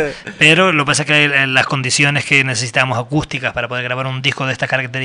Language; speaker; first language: Spanish; native; Spanish